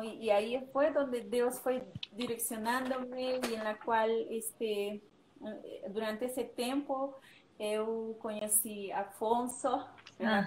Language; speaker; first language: Portuguese; non-native, learner; Spanish